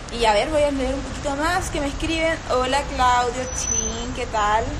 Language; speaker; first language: Spanish; native; Spanish